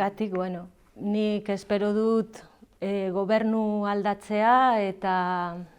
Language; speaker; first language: Basque; non-native, learner; Galician